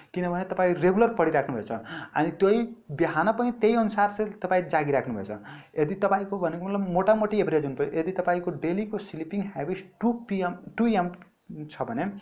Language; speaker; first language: Nepali; non-native, local second language; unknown